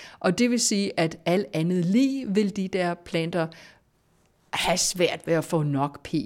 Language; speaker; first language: Danish; non-native, fluent; English